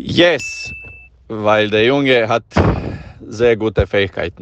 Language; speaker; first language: German; non-native, fluent; Croatian